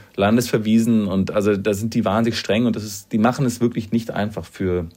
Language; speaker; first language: German; native; German